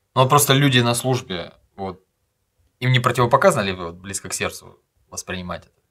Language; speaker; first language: Russian; native; Russian